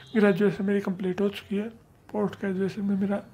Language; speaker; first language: Hindi; native; Hindi